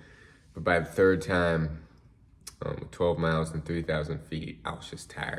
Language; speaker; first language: English; native; English